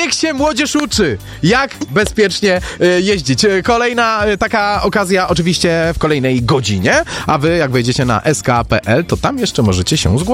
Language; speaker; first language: Polish; native; Polish